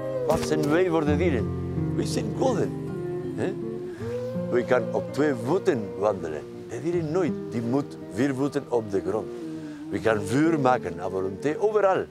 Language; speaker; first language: Dutch; non-native, learner; Spanish